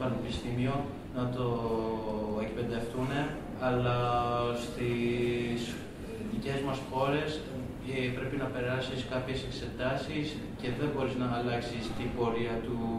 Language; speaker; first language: Greek; non-native, learner; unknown